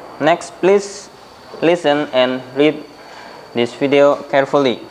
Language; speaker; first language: English; non-native, fluent; Indonesian